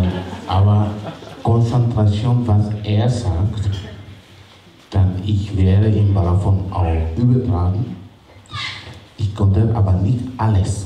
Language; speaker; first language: German; non-native, learner; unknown